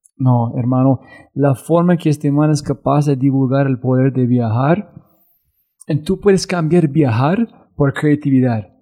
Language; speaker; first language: Spanish; non-native, learner; English